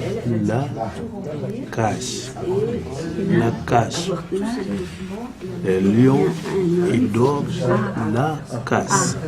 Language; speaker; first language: French; non-native, learner; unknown